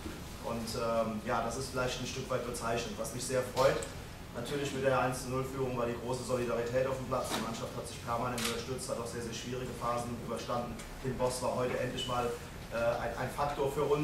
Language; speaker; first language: German; native; German